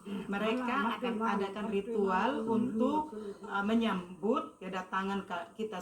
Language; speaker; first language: Indonesian; non-native, local second language; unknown